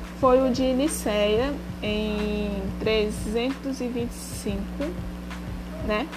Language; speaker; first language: Portuguese; native; Portuguese